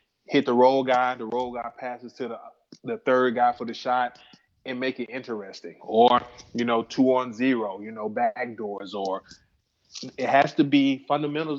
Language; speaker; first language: English; native; English